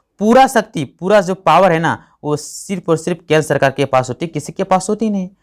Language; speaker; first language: Hindi; native; Hindi